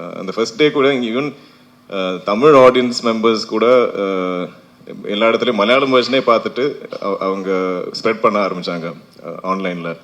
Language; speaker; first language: Tamil; non-native, fluent; Malayalam